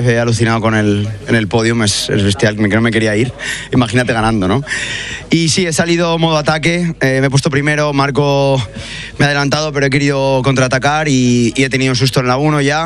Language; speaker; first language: Spanish; native; Spanish